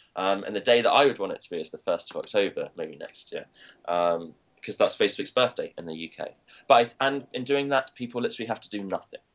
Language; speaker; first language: English; native; English